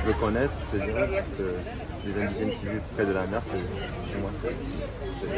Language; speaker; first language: French; non-native, fluent; Portuguese